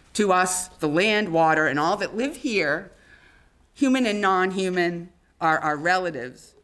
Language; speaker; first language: English; native; English